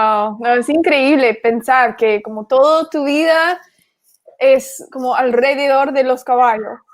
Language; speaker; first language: Spanish; non-native, fluent; English